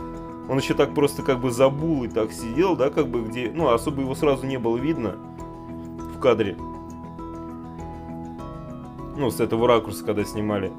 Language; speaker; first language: Russian; native; Russian